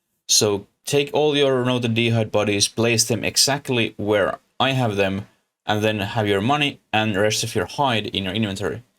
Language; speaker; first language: English; non-native, learner; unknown